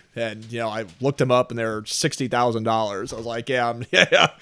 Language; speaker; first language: English; native; English